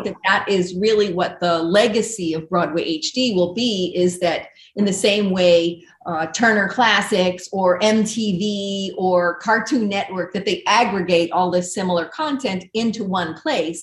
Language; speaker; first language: English; native; English